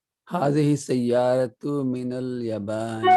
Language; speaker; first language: Arabic; non-native, learner; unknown